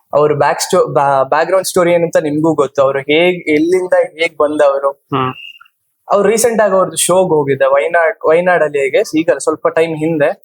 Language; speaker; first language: Kannada; non-native, local second language; Kodava